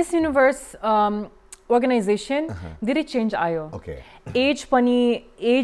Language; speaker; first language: Nepali; early bilingual, heritage; English